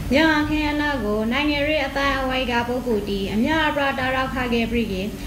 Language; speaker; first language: Burmese; native; Burmese